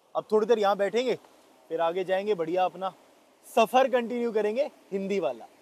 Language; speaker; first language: Hindi; native; Hindi